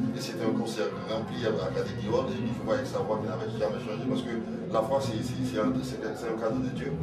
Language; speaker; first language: French; native; French